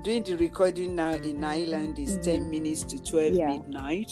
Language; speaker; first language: English; non-native, local second language; Yoruba